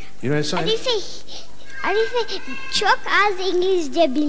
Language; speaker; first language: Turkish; non-native, learner; English